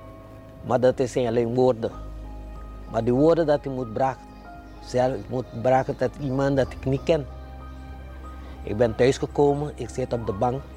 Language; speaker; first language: Dutch; non-native, fluent; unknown